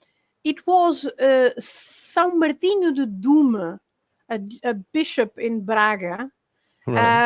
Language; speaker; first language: English; non-native, fluent; Portuguese